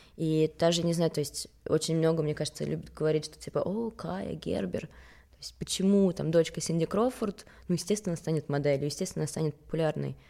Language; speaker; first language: Russian; early bilingual, other home language; Swedish